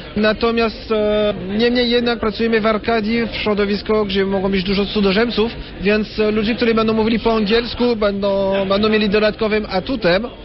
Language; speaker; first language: Polish; non-native, fluent; French